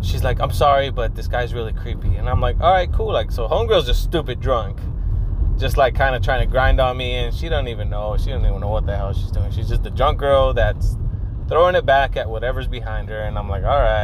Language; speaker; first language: English; early bilingual, other home language; Spanish